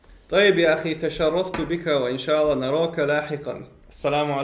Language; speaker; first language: Arabic; non-native, learner; Chechen